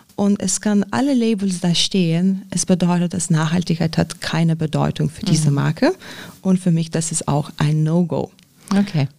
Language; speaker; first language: German; non-native, fluent; Lithuanian